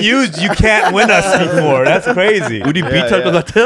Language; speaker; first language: English; early bilingual, other home language; Korean